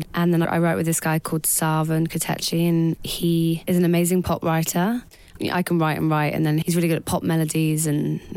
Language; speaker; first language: English; native; English